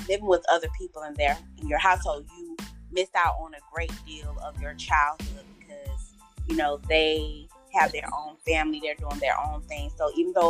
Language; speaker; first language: English; native; English